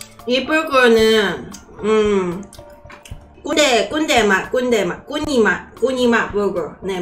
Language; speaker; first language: Korean; non-native, learner; Cantonese